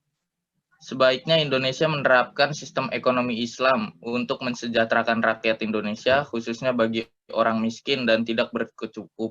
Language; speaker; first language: Indonesian; native; Indonesian